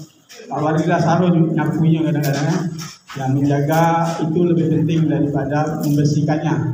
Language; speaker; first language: Malay; native; Malay